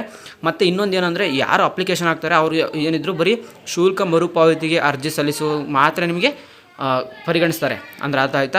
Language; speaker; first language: Kannada; native; Kannada